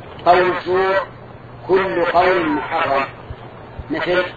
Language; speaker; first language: Arabic; native; Arabic